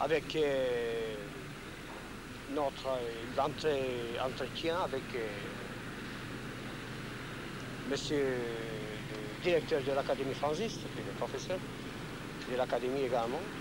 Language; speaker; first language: French; non-native, fluent; Hungarian